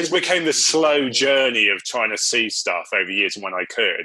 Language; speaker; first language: English; native; English